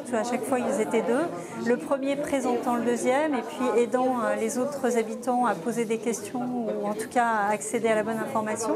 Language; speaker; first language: French; native; French